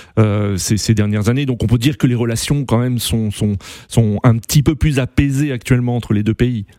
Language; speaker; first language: French; native; French